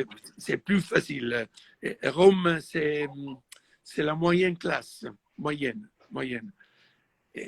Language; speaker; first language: French; non-native, fluent; Italian